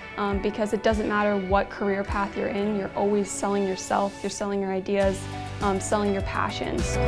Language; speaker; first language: English; native; English